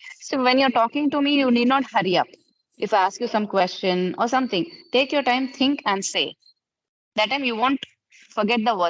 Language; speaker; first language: English; non-native, fluent; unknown